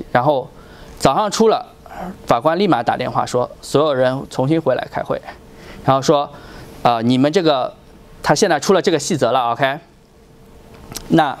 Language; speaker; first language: Chinese; native; Chinese